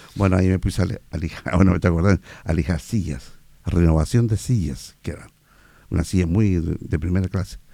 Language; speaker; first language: Spanish; native; Spanish